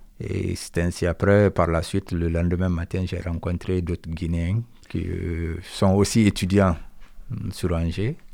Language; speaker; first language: French; non-native, local second language; Mandingo